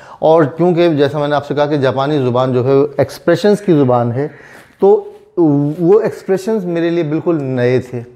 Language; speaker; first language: Urdu; native; Urdu